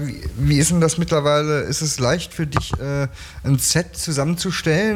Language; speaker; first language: German; native; German